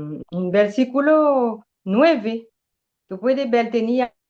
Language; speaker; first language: Spanish; non-native, learner; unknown